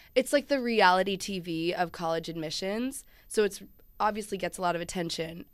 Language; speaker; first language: English; native; English